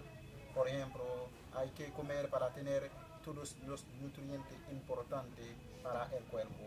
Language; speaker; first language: Spanish; non-native, fluent; Haitian Creole